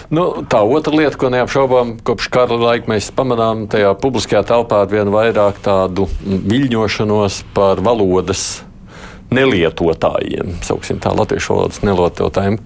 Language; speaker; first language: Latvian; native; Latvian